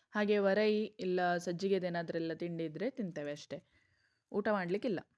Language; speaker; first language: Kannada; non-native, local second language; Konkani